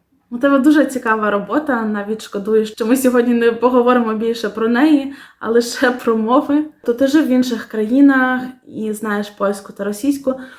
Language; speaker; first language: Ukrainian; native; Ukrainian